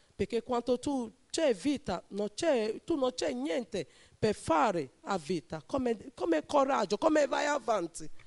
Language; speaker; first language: Italian; non-native, learner; Bini